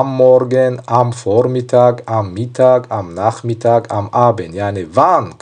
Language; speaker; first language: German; non-native, learner; Tajik